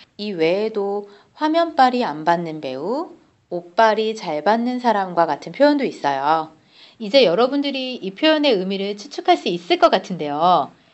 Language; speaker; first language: Korean; native; Korean